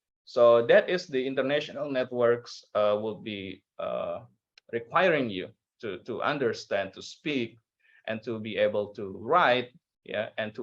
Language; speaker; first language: English; non-native, learner; Indonesian